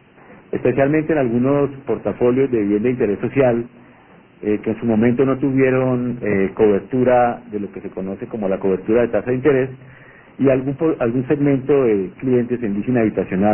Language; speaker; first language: Spanish; native; Spanish